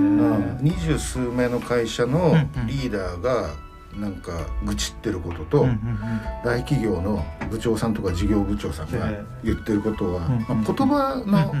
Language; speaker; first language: Japanese; native; Japanese